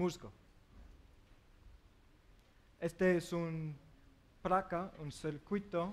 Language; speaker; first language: Spanish; non-native, learner; English